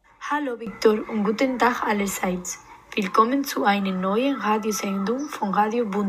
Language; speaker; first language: German; non-native, fluent; Spanish